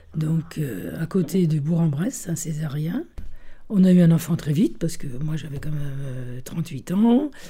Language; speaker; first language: French; early bilingual, other home language; Italian